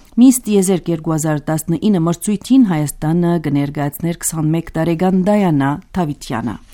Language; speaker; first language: Armenian; early bilingual, heritage; Armenian